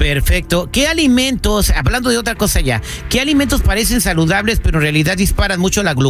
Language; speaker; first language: Spanish; native; Spanish